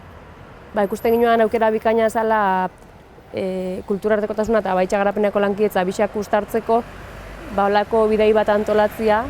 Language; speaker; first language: Basque; native; Basque